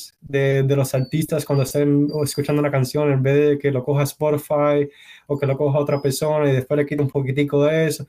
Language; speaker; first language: Spanish; early bilingual, heritage; Spanish